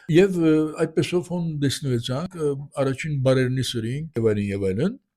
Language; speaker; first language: Armenian; native; Armenian